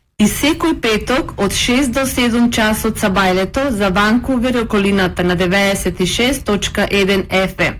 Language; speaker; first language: Macedonian; native; Macedonian